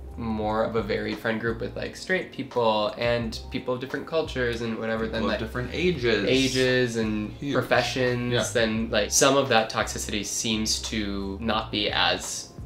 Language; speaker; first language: English; native; English